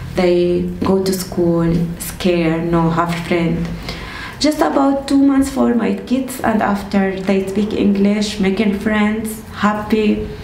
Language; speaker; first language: English; non-native, learner; Arabic